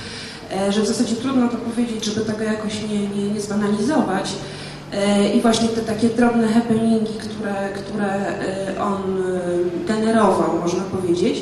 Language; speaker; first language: Polish; native; Polish